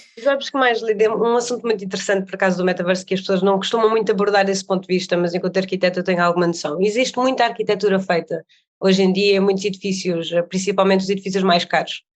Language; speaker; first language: Portuguese; native; Portuguese